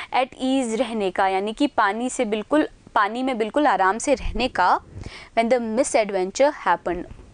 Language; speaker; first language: Hindi; native; Hindi